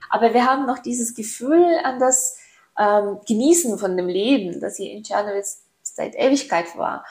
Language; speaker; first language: German; non-native, fluent; Ukrainian